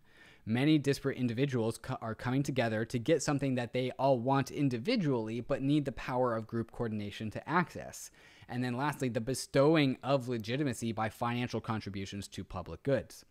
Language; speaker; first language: English; native; English